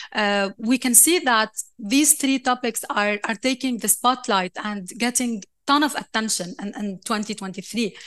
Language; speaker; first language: English; non-native, fluent; Arabic